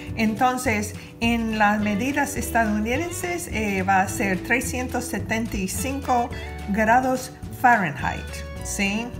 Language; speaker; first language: Spanish; non-native, fluent; English